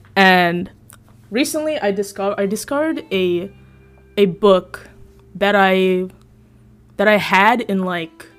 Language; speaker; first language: English; early bilingual, other home language; Sinhala